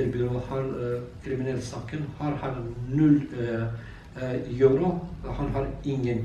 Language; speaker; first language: Norwegian; non-native, learner; Azerbaijani